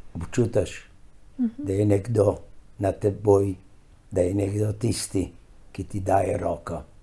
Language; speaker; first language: Slovenian; early bilingual, heritage; Slovenian